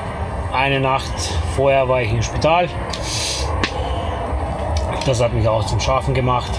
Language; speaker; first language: German; non-native, fluent; Croatian